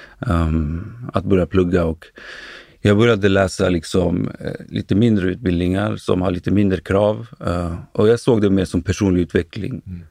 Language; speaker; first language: Swedish; early bilingual, other home language; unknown